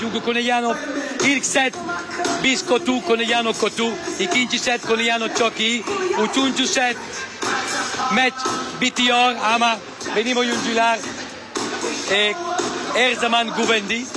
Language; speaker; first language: Turkish; non-native, learner; Italian